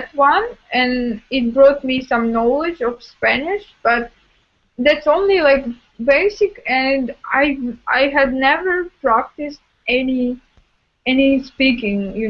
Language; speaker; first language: English; non-native, fluent; Russian